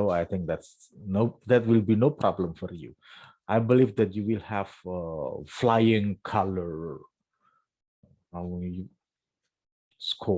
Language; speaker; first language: English; non-native, fluent; Indonesian